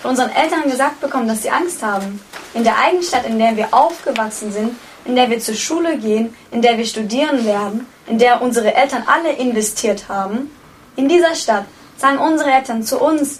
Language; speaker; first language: German; early bilingual, other home language; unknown